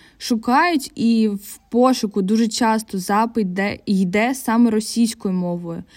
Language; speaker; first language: Ukrainian; non-native, local second language; Russian